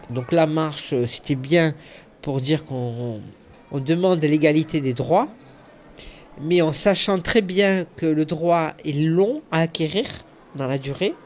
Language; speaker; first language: French; early bilingual, other home language; Arabic